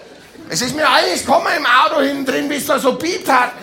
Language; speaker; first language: German; native; German